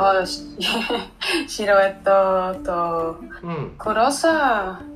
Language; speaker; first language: Japanese; non-native, learner; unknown